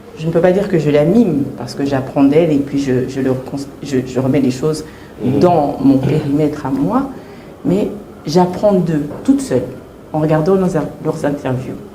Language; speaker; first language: French; early bilingual, other home language; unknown